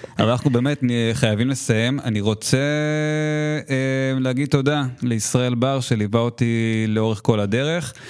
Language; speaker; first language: Hebrew; native; Hebrew